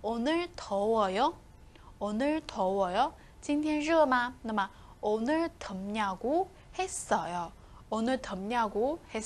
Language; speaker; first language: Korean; non-native, fluent; Chinese